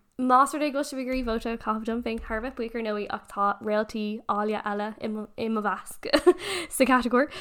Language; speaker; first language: Irish; non-native, local second language; English